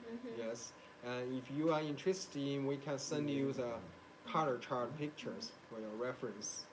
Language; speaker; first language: English; non-native, learner; Chinese